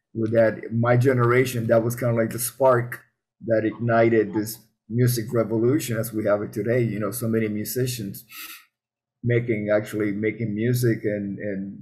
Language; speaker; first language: English; early bilingual, other home language; Spanish